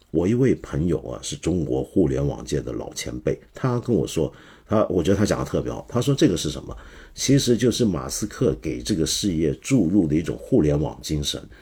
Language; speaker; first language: Chinese; non-native, local second language; Cantonese